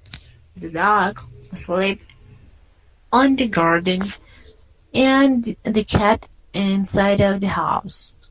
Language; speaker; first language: English; non-native, fluent; Spanish